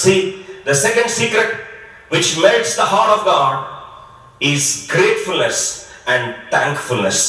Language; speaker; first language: English; non-native, local second language; Telugu